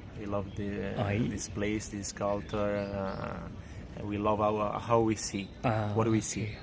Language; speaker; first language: English; non-native, learner; Italian